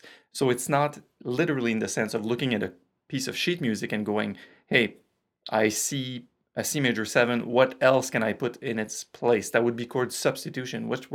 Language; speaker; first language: English; non-native, fluent; French